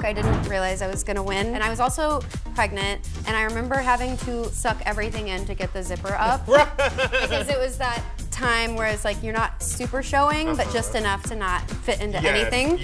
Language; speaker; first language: English; native; English